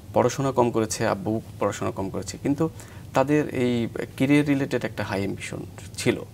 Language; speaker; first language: Bangla; native; Bangla